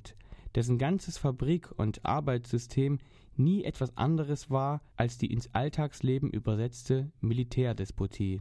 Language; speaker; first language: German; native; German